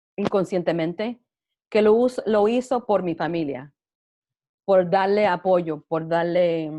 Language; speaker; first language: Spanish; early bilingual, heritage; Spanish